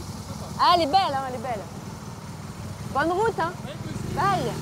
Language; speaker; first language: French; native; French